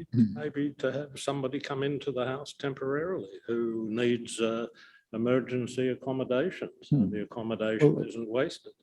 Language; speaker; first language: English; native; English